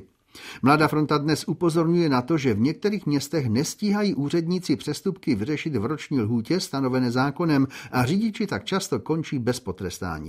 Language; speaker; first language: Czech; native; Czech